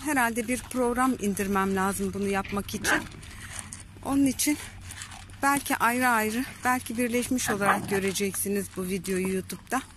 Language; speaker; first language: Turkish; native; Turkish